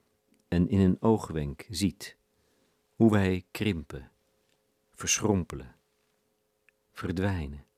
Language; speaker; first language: Dutch; native; Dutch